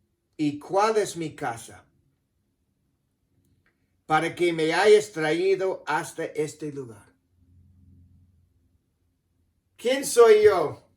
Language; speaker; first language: Spanish; non-native, fluent; English